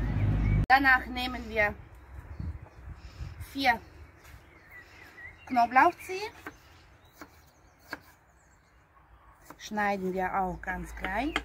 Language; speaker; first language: German; non-native, fluent; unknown